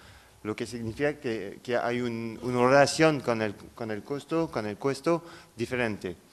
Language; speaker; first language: Spanish; non-native, fluent; French